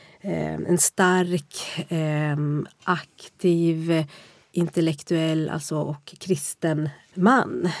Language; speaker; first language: Swedish; native; Swedish